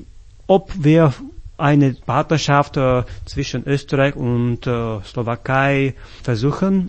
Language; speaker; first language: German; non-native, fluent; Slovak